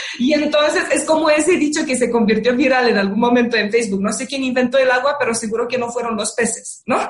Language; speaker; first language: Spanish; non-native, fluent; Romanian